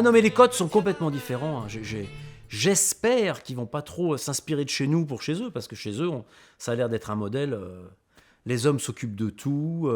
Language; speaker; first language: French; native; French